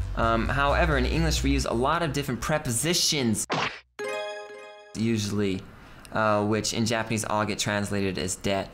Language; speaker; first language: English; native; English